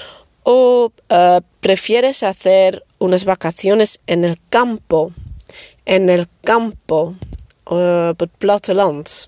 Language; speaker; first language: Spanish; non-native, fluent; Dutch